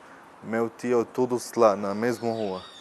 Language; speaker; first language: Portuguese; non-native, learner; Arabic